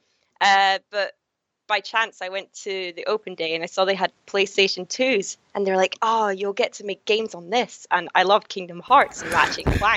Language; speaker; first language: English; native; English